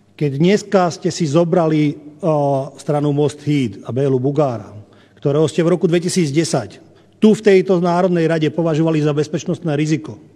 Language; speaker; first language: Slovak; non-native, local second language; Hungarian